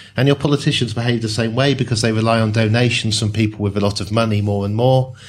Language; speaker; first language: English; native; English